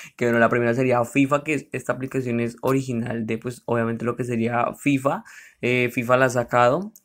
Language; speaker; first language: Spanish; native; Spanish